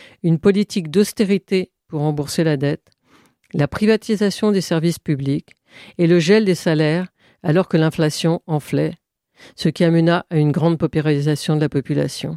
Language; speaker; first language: French; native; French